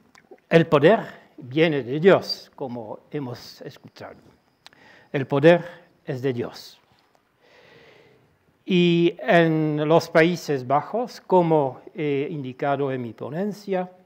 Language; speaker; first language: Spanish; non-native, fluent; Dutch